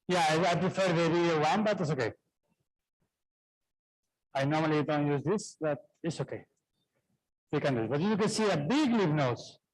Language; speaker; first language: English; non-native, fluent; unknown